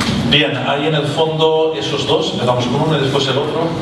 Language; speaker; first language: Spanish; native; Spanish